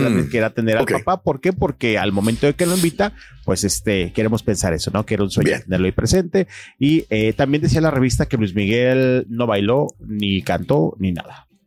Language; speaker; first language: Spanish; native; Spanish